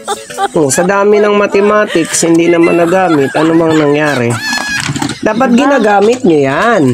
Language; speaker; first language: Filipino; native; Filipino